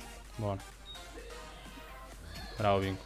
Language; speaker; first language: Italian; native; Italian